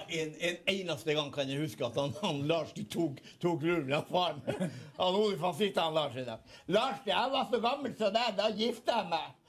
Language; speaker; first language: Norwegian; native; Norwegian